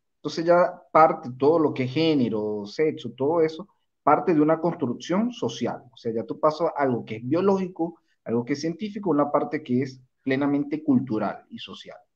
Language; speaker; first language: Spanish; native; Spanish